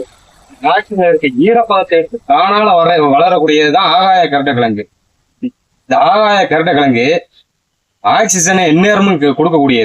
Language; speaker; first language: Tamil; native; Tamil